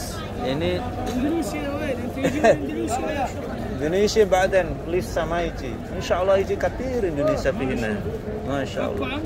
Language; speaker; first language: Arabic; non-native, learner; Indonesian